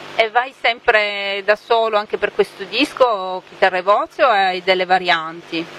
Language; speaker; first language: Italian; native; Italian